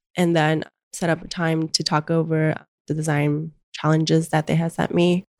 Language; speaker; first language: English; early bilingual, other home language; Chinese